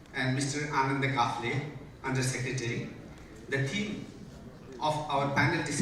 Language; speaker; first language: English; non-native, local second language; Nepali